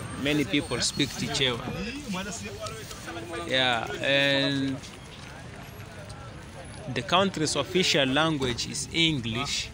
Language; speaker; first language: English; non-native, fluent; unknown